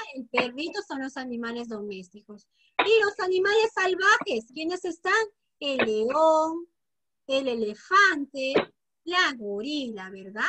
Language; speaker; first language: Spanish; native; Spanish